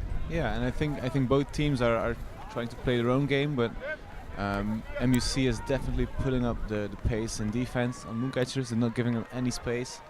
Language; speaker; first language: English; non-native, fluent; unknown